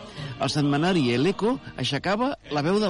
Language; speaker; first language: Catalan; native; Catalan